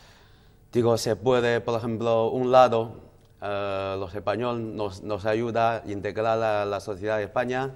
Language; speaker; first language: Spanish; non-native, learner; Chinese